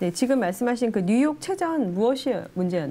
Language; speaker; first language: Korean; native; Korean